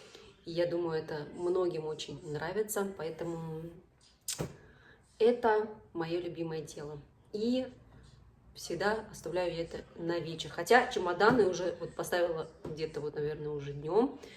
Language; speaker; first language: Russian; native; Russian